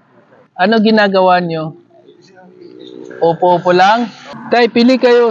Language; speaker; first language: Filipino; non-native, learner; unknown